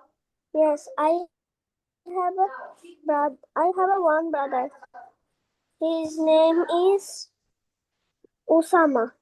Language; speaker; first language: English; non-native, learner; Bangla